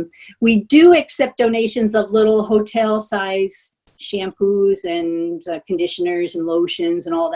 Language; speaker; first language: English; native; English